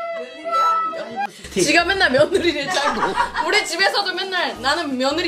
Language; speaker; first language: Korean; native; Korean